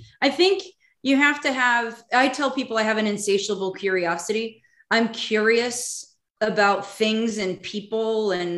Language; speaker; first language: English; native; English